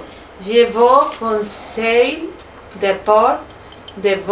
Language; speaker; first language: French; non-native, learner; Spanish